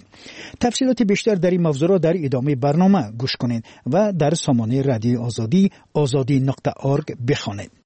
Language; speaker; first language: Persian; native; Persian